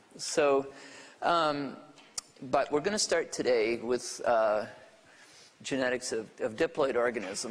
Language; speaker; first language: English; native; English